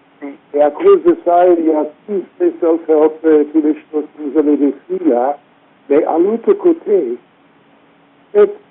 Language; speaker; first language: French; non-native, fluent; English